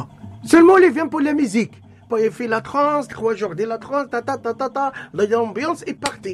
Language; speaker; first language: French; non-native, learner; Arabic